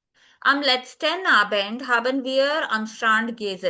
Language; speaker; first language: German; non-native, learner; Hindi